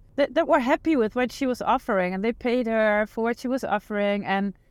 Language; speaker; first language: English; non-native, fluent; Dutch